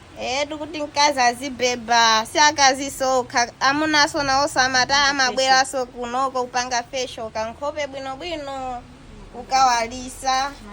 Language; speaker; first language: Nyanja; non-native, local second language; Tumbuka